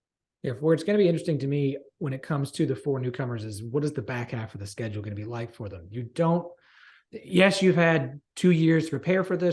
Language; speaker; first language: English; native; English